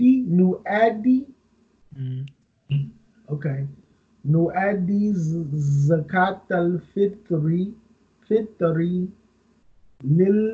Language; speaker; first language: Arabic; non-native, learner; English